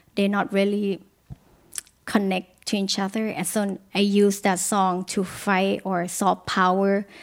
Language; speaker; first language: English; non-native, learner; Thai